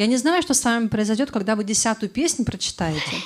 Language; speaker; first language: Russian; native; Russian